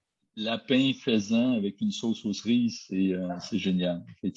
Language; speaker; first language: French; native; French